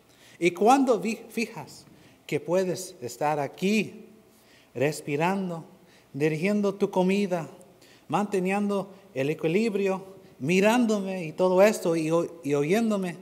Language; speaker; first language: Spanish; non-native, fluent; English